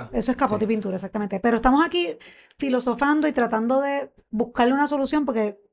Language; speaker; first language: Spanish; native; Spanish